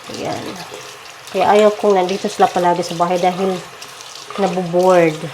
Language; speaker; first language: Filipino; native; Filipino